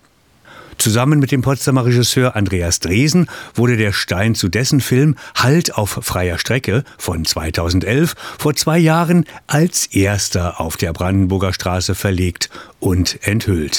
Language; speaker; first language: German; native; German